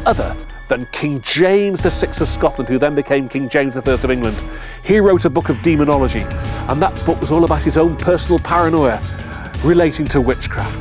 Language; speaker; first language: English; native; English